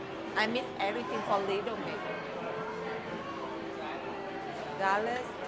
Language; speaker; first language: English; non-native, learner; Vietnamese